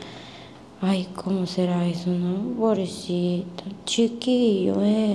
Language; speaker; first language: Spanish; native; Spanish